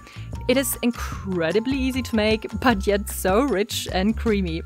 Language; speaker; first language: English; non-native, fluent; German